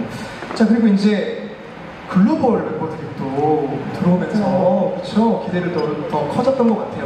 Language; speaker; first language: Korean; native; Korean